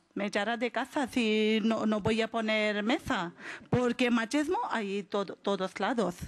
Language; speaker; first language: Spanish; non-native, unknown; Urdu